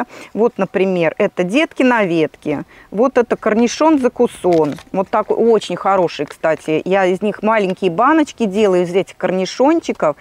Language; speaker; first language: Russian; native; Russian